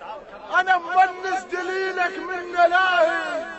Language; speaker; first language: Arabic; native; Arabic